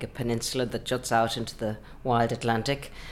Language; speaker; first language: English; native; English